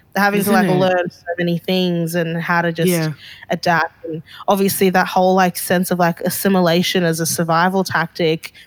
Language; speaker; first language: English; early bilingual, other home language; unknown